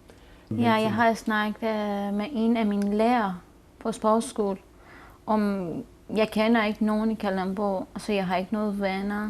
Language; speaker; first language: Danish; non-native, learner; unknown